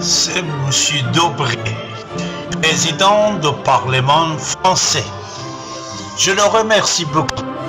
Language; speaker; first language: French; non-native, fluent; Persian